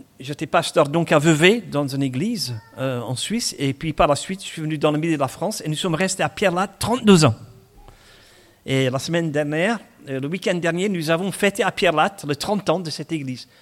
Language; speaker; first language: French; non-native, fluent; English